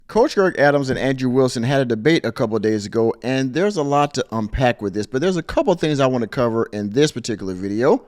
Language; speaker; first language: English; native; English